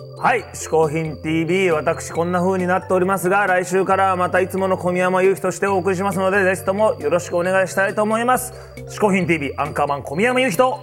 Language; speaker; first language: Japanese; native; Japanese